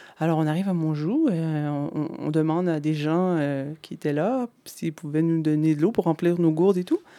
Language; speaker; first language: French; native; French